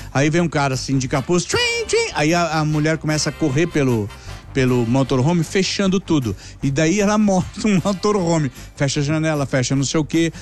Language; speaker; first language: Portuguese; native; Portuguese